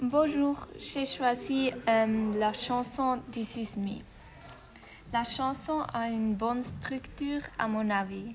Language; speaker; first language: French; non-native, learner; German